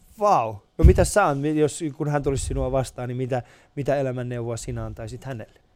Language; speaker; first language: Finnish; early bilingual, other home language; Persian